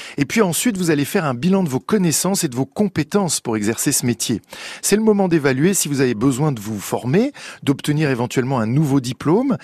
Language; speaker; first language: French; native; French